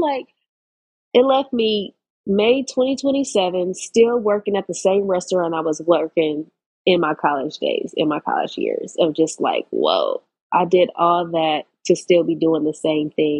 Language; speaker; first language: English; native; English